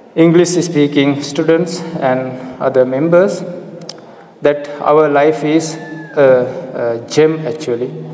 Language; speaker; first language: English; non-native, local second language; Sinhala